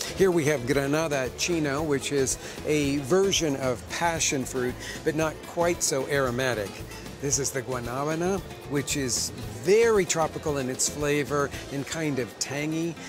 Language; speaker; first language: English; native; English